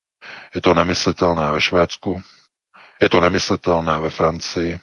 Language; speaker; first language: Czech; native; Czech